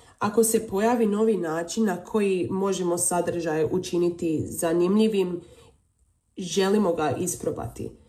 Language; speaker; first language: Serbian; early bilingual, heritage; Croatian